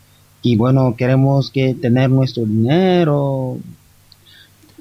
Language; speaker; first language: Spanish; non-native, fluent; Wolof